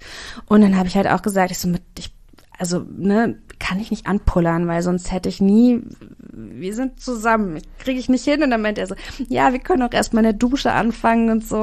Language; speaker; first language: German; native; German